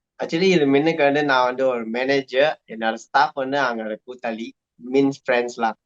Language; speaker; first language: Tamil; native; Tamil